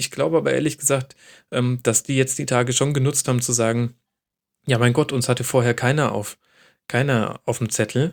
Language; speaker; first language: German; native; German